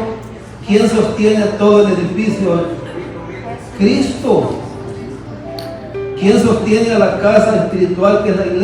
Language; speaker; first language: Spanish; native; Spanish